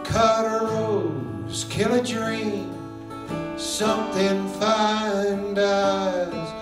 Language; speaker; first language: English; native; English